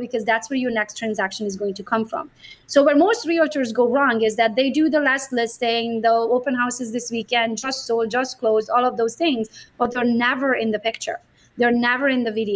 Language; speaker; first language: English; non-native, fluent; Romanian